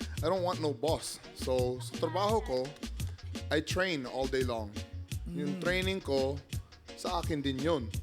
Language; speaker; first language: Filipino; early bilingual, heritage; Filipino